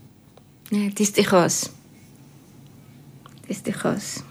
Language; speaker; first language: Greek; non-native, learner; Georgian